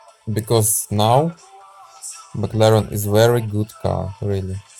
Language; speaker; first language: English; non-native, learner; Russian